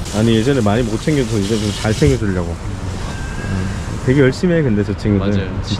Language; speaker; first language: Korean; native; Korean